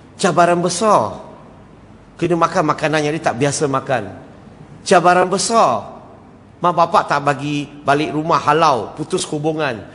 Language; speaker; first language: Malay; non-native, local second language; Chinese